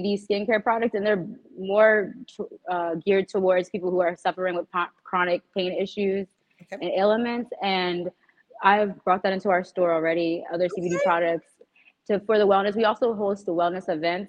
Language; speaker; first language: English; native; English